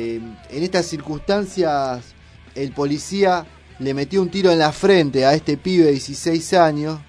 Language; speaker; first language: Spanish; native; Spanish